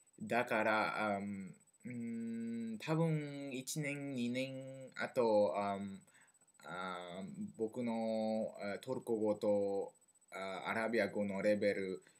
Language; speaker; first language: Japanese; non-native, learner; French